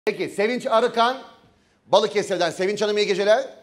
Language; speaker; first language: Turkish; native; Turkish